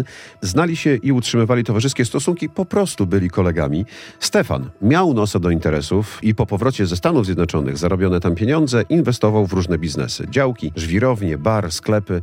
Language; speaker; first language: Polish; native; Polish